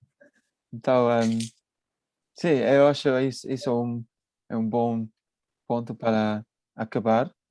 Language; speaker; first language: Portuguese; non-native, learner; English